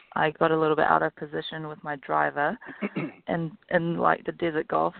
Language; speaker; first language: English; native; English